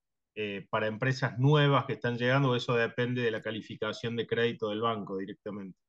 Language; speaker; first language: Spanish; native; Spanish